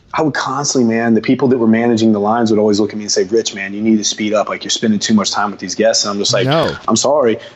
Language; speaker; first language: English; native; English